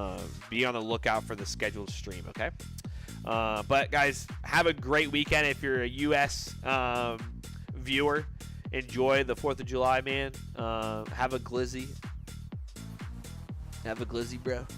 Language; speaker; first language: English; native; English